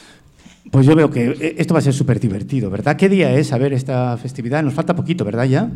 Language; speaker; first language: Spanish; native; Spanish